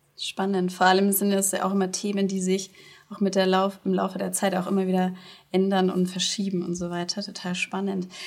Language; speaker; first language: German; native; German